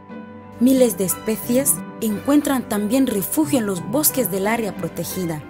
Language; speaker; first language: Spanish; native; Spanish